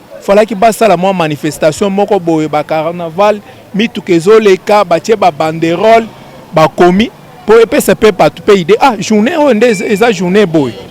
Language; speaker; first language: Lingala; native; Lingala